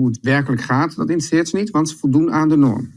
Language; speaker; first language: Dutch; native; Dutch